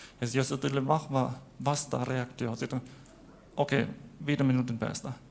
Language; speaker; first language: Finnish; non-native, fluent; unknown